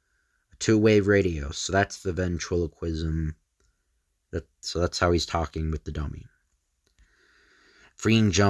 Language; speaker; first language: English; native; English